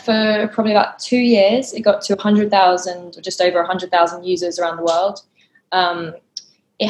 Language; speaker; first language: English; native; English